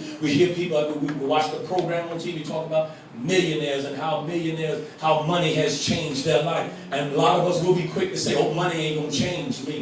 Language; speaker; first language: English; native; English